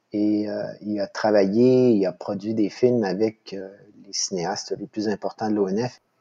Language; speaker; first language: French; native; French